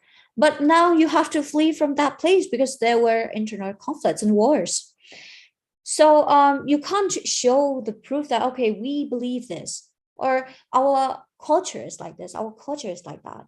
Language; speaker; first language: English; non-native, fluent; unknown